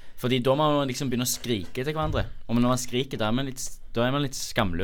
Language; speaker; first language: Norwegian; native; Norwegian